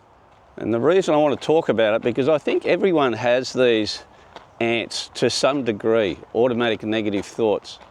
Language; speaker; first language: English; native; English